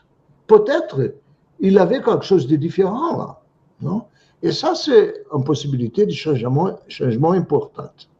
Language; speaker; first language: French; non-native, fluent; Portuguese